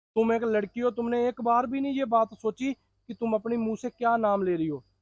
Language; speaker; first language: Hindi; non-native, local second language; Punjabi